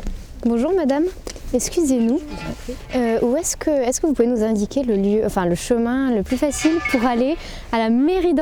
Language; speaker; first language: French; native; French